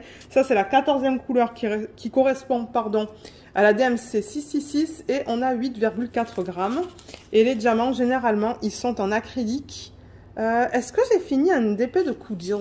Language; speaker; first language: French; native; French